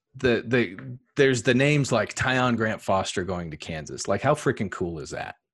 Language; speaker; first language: English; native; English